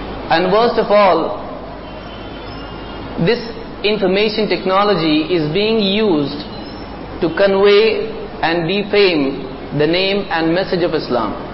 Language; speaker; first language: English; non-native, local second language; Urdu